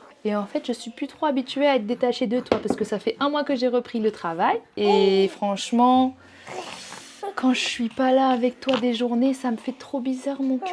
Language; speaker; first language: French; native; French